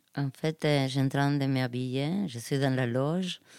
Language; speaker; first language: French; non-native, fluent; Spanish